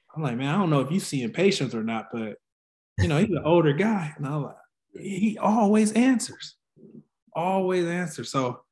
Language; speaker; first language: English; native; English